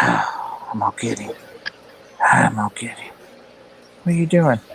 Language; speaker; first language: English; native; English